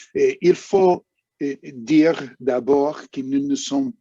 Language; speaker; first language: French; non-native, fluent; English